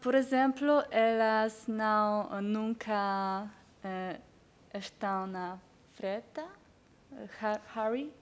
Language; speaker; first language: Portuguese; non-native, learner; Polish